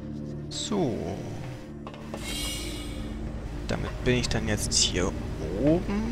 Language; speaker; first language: German; native; German